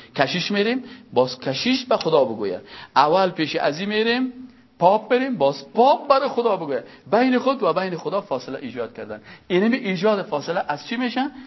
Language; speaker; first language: Persian; native; Persian